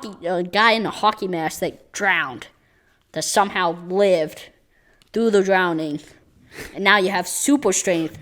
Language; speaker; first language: English; native; English